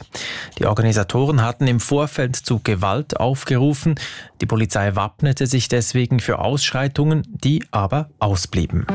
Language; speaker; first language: German; native; German